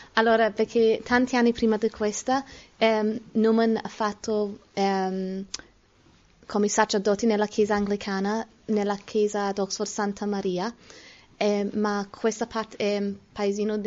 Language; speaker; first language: Italian; non-native, learner; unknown